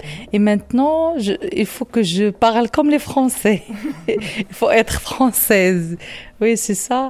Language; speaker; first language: French; non-native, learner; Arabic